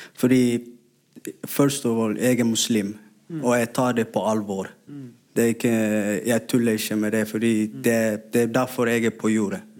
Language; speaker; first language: Norwegian; non-native, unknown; Somali